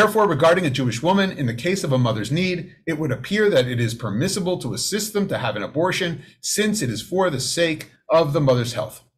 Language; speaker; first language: English; native; English